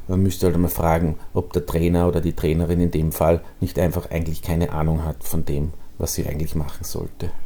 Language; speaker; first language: German; native; German